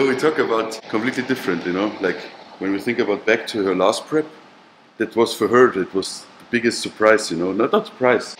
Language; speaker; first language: English; non-native, learner; German